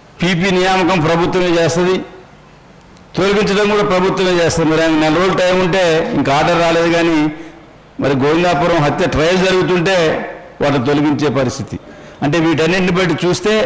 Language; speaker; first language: Telugu; native; Telugu